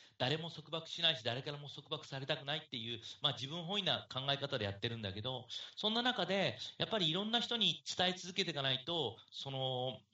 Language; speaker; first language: Japanese; native; Japanese